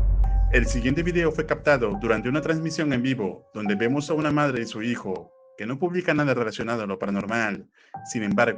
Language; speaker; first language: Spanish; native; Spanish